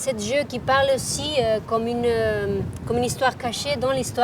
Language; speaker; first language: French; non-native, fluent; Spanish